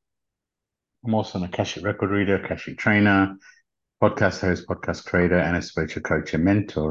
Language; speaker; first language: English; native; English